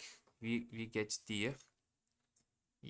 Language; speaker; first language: German; non-native, learner; English